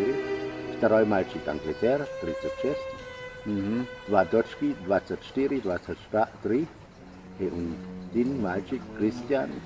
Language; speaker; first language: Russian; non-native, learner; German